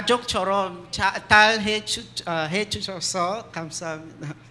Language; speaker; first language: Korean; non-native, learner; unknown